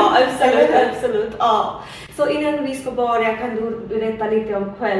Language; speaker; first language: Swedish; non-native, learner; Hindi